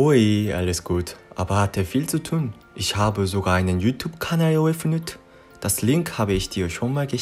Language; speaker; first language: German; non-native, learner; Korean